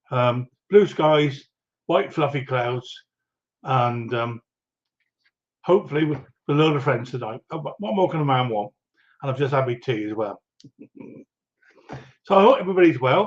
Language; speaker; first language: English; native; English